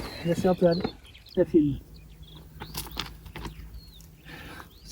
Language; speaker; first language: French; native; French